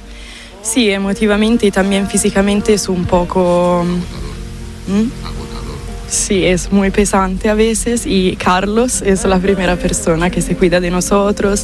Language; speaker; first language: Spanish; non-native, fluent; Italian